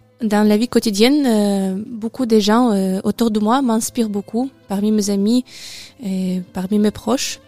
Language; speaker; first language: French; non-native, learner; Russian